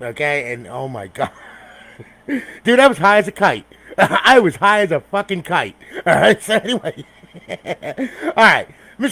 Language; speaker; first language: English; native; English